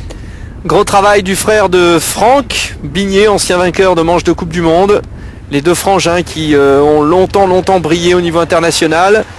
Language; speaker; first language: French; native; French